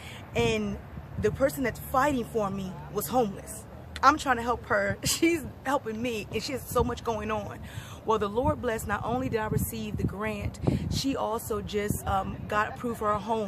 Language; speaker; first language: English; native; English